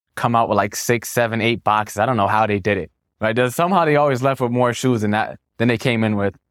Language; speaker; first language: English; native; English